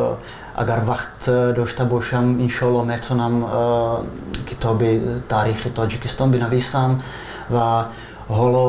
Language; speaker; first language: Persian; non-native, fluent; Slovak